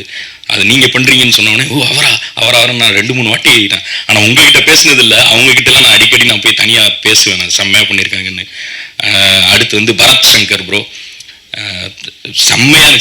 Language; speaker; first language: Tamil; native; Tamil